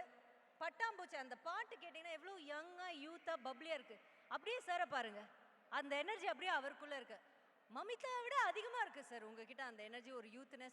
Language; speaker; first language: Tamil; native; Tamil